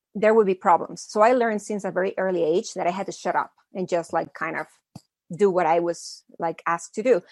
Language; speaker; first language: English; early bilingual, other home language; Spanish